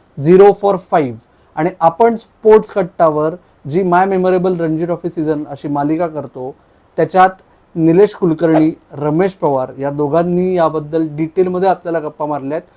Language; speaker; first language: Marathi; native; Marathi